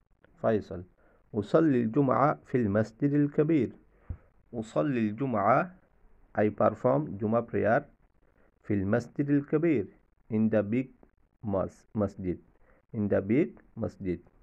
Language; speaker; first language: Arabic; non-native, fluent; Bangla